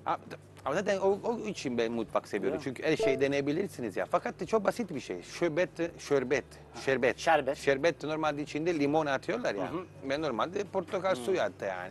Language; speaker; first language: Turkish; non-native, learner; Italian